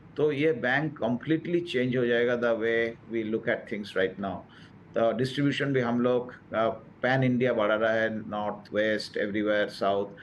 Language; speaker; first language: Hindi; non-native, local second language; Bangla